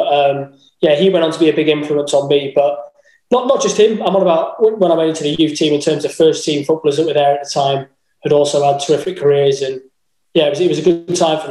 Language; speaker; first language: English; native; English